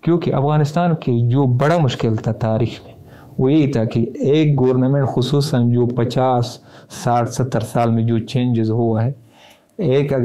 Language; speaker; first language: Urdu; non-native, fluent; Pashto